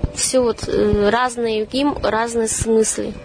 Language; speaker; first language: Russian; non-native, learner; Chinese